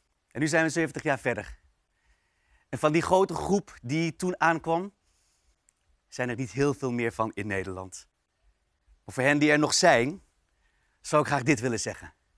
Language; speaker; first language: Dutch; early bilingual, other home language; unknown